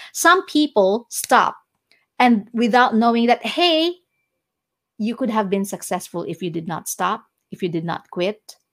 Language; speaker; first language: English; non-native, local second language; Cebuano